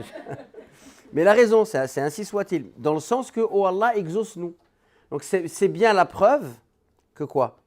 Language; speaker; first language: French; native; French